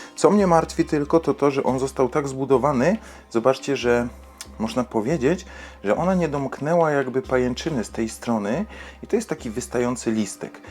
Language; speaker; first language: Polish; native; Polish